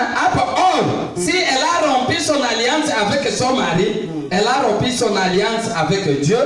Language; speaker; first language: French; non-native, local second language; Swahili